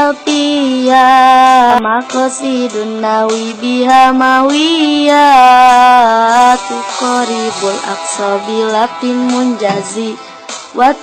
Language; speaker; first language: Arabic; non-native, learner; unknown